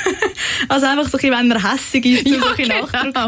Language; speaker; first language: German; native; German